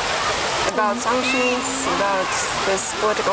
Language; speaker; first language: English; non-native, fluent; Russian